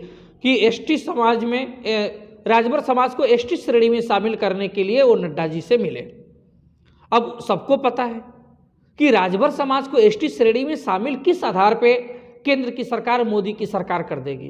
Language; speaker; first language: Hindi; native; Hindi